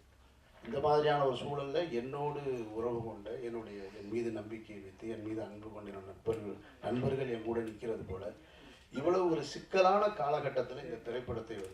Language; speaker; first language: Tamil; native; Tamil